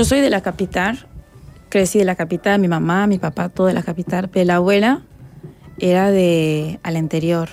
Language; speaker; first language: Spanish; non-native, fluent; Rundi